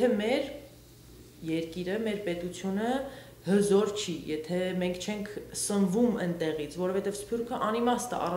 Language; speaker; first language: Armenian; early bilingual, heritage; Armenian